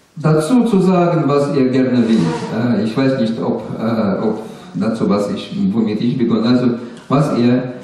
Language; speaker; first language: German; non-native, learner; Russian